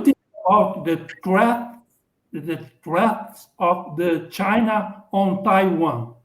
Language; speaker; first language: English; non-native, learner; Portuguese